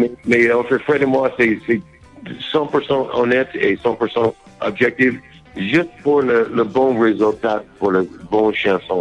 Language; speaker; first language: French; non-native, learner; English